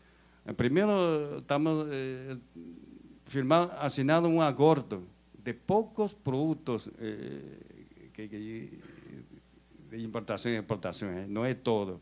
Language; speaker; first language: Portuguese; non-native, learner; Chinese